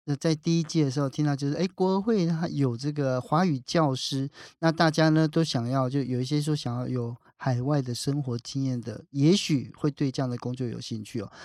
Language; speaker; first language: Chinese; native; Chinese